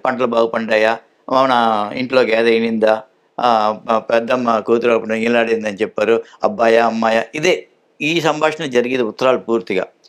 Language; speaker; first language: Telugu; early bilingual, heritage; Telugu